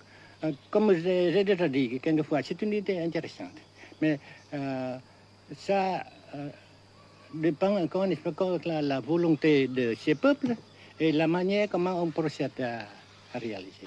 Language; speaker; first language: French; non-native, fluent; Vietnamese